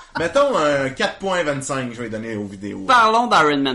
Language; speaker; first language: French; native; French